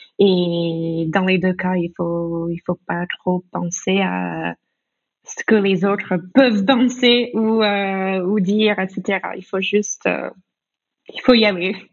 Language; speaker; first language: French; non-native, fluent; English